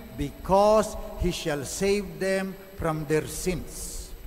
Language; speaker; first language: English; non-native, local second language; Iloko